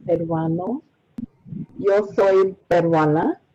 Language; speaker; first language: Spanish; non-native, learner; English